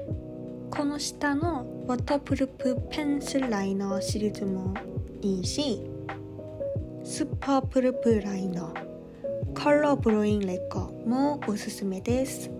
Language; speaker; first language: Japanese; non-native, fluent; Korean